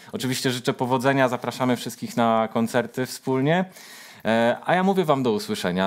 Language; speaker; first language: Polish; native; Polish